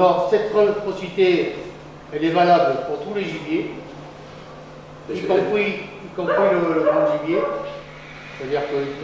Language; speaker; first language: French; native; French